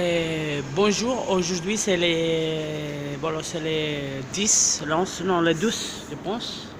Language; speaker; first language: French; non-native, fluent; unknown